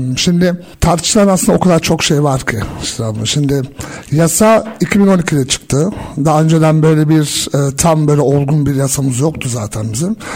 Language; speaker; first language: Turkish; early bilingual, heritage; Turkish